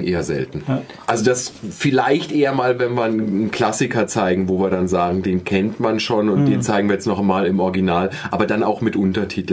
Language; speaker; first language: German; native; German